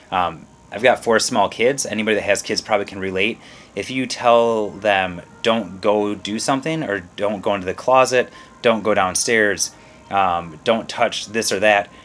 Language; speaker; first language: English; native; English